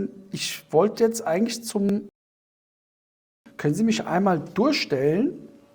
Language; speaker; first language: German; native; German